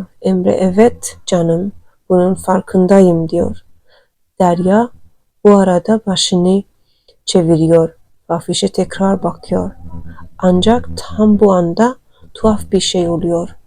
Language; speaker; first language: Turkish; non-native, learner; Turkmen